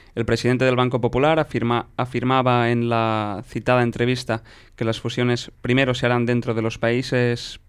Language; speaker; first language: Spanish; non-native, local second language; Catalan